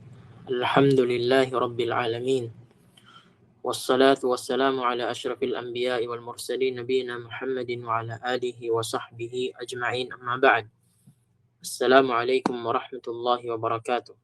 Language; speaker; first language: Arabic; non-native, fluent; Filipino